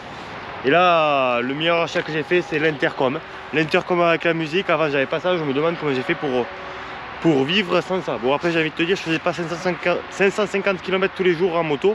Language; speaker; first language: French; native; French